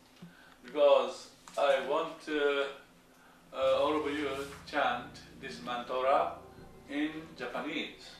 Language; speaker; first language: English; non-native, learner; Japanese